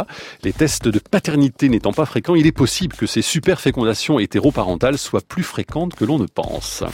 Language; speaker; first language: French; native; French